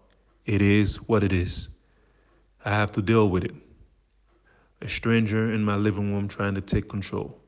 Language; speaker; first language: English; non-native, fluent; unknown